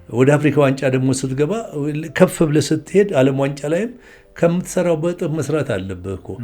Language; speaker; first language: Amharic; native; Amharic